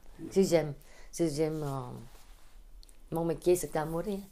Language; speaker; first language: French; non-native, learner; Khmer